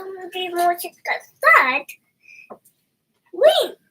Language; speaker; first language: Russian; early bilingual, heritage; Russian